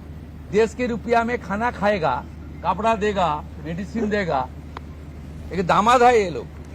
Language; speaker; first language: Hindi; non-native, local second language; Bangla